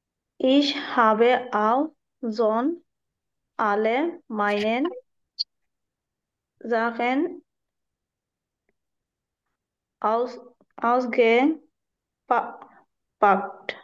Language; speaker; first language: German; non-native, learner; Bangla